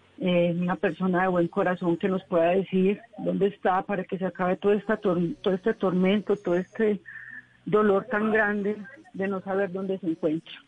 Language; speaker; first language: Spanish; native; Spanish